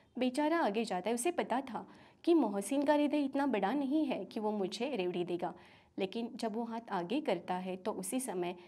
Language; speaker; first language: Hindi; non-native, local second language; Marathi